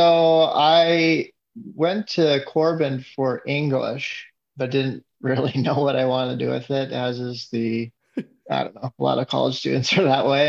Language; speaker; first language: English; native; English